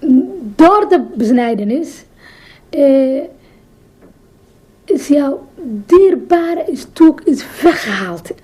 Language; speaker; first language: Dutch; non-native, learner; Somali